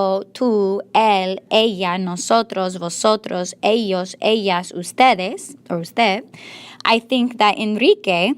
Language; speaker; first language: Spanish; non-native, fluent; English